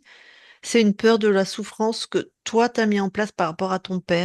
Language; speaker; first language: French; native; French